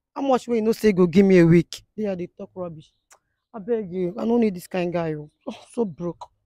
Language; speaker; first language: English; non-native, local second language; Igbo